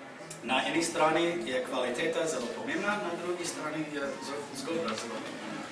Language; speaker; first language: Slovenian; non-native, fluent; English